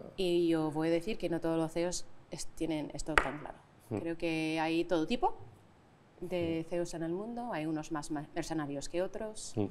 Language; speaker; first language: Spanish; non-native, fluent; English